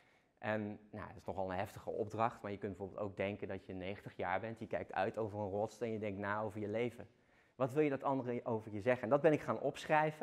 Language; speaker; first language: Dutch; native; Dutch